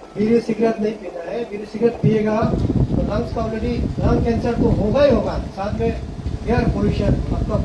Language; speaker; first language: Hindi; non-native, local second language; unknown